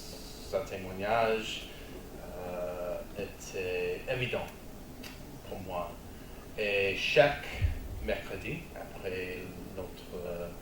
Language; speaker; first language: French; non-native, learner; English